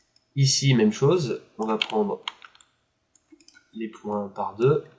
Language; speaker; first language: French; native; French